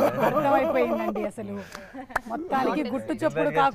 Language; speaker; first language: Telugu; native; Telugu